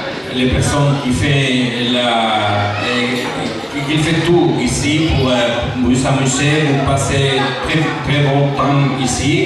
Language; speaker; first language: French; non-native, learner; Galician